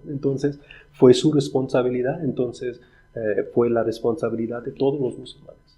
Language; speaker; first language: Spanish; non-native, fluent; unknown